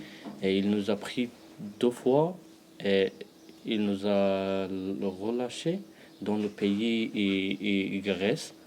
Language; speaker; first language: French; non-native, learner; Pashto